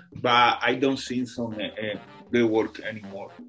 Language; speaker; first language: English; non-native, fluent; Spanish